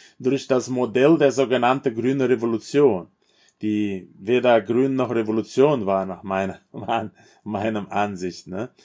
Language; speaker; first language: German; non-native, fluent; Portuguese